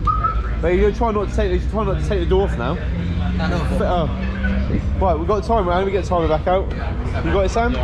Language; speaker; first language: English; native; English